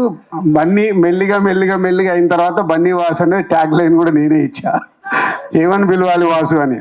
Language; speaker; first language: Telugu; native; Telugu